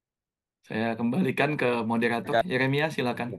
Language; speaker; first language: Indonesian; native; Indonesian